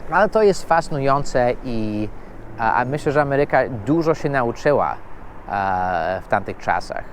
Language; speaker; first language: Polish; non-native, fluent; English